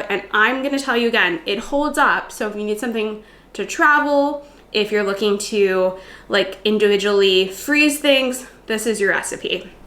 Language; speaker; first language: English; native; English